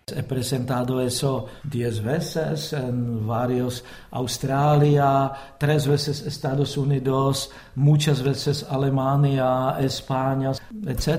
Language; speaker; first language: Spanish; non-native, fluent; Czech